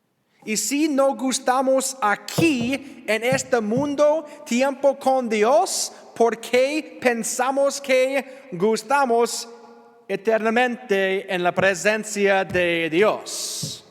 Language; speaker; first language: Spanish; non-native, learner; English